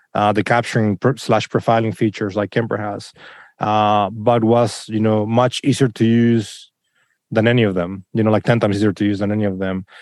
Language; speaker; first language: English; non-native, fluent; Spanish